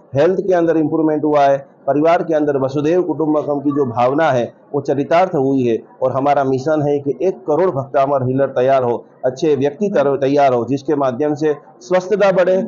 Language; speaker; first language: Hindi; native; Hindi